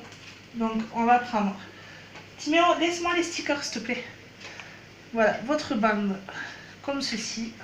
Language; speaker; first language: French; native; French